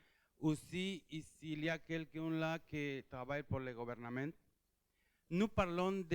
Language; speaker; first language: French; non-native, learner; Spanish